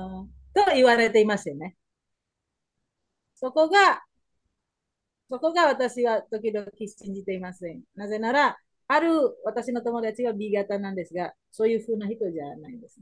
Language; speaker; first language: Japanese; non-native, learner; Indonesian